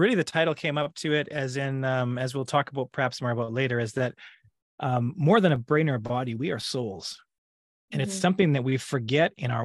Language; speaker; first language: English; native; English